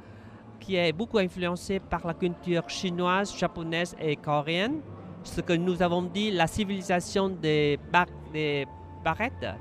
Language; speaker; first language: French; non-native, fluent; Vietnamese